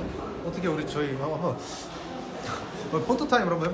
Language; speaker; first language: Korean; native; Korean